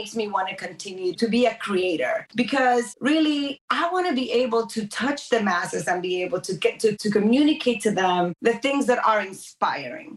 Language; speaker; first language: English; early bilingual, other home language; Spanish